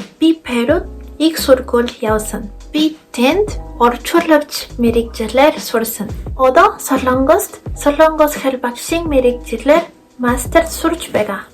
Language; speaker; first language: Mongolian; non-native, learner; Spanish